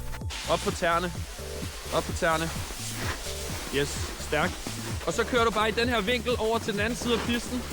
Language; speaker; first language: Danish; native; Danish